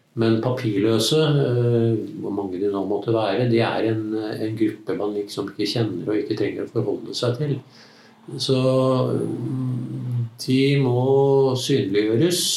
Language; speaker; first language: Norwegian; native; Norwegian